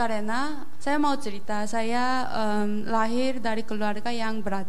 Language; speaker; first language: Indonesian; non-native, fluent; Korean